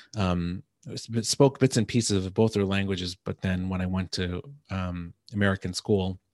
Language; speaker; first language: English; native; English